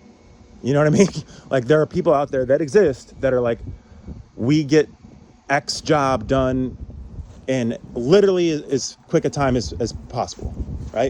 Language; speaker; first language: English; native; English